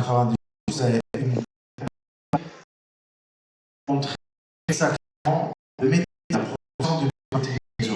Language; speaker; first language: French; non-native, learner; Italian